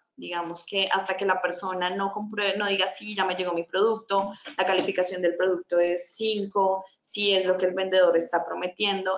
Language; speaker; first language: Spanish; native; Spanish